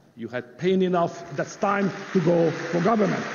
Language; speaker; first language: English; non-native, fluent; Hungarian